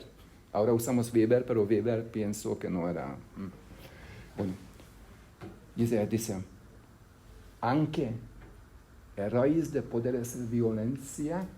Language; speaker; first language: Spanish; non-native, fluent; Hungarian